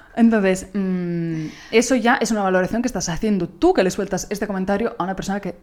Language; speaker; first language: Spanish; non-native, fluent; Italian